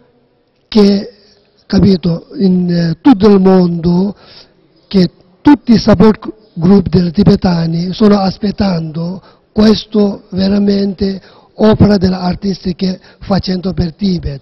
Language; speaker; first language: Italian; non-native, learner; Tibetan